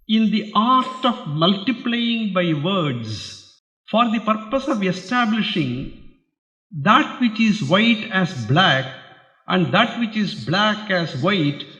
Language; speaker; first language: English; non-native, local second language; Tamil